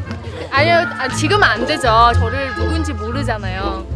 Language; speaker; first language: Korean; non-native, fluent; Chinese